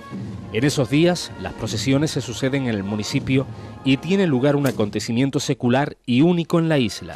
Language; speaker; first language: Spanish; native; Spanish